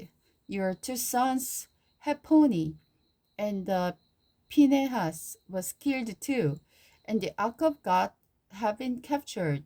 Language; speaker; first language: English; non-native, learner; Korean